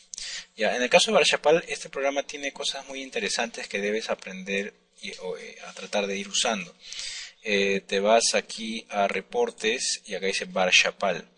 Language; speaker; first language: Spanish; native; Spanish